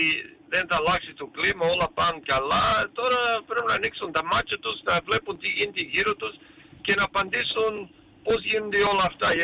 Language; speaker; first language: Greek; early bilingual, heritage; Greek